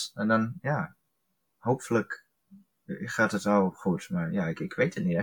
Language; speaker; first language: Dutch; early bilingual, heritage; Dutch